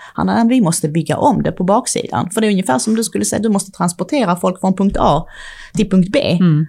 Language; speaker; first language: Swedish; early bilingual, other home language; Czech